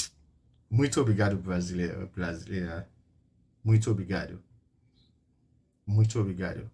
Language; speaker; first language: Portuguese; non-native, learner; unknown